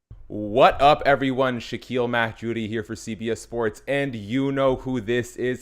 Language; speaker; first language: English; native; English